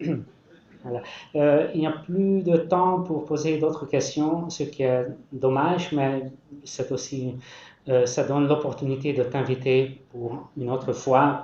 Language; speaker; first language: French; non-native, fluent; Hungarian